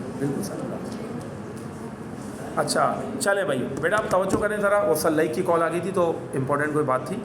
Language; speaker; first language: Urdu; native; Urdu